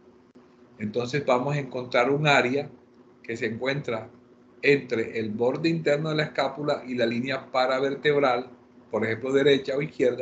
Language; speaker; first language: Spanish; native; Spanish